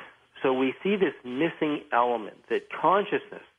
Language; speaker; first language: English; native; English